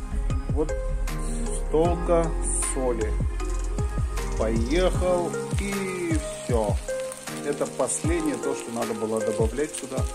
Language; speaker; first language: Russian; non-native, fluent; Hindi